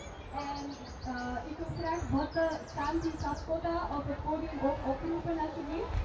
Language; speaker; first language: Dutch; non-native, learner; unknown